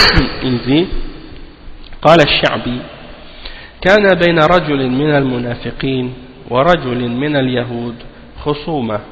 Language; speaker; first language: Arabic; non-native, fluent; French